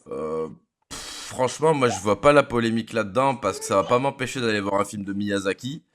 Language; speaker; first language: French; native; French